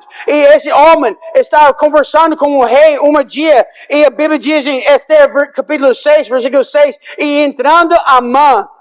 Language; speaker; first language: Portuguese; non-native, fluent; English